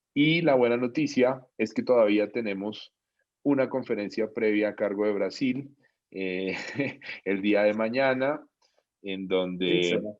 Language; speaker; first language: Spanish; native; Spanish